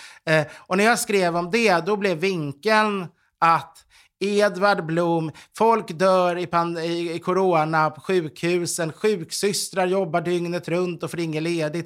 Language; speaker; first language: Swedish; native; Swedish